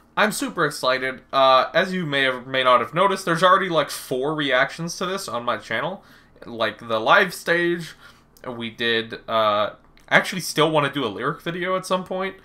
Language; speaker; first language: English; native; English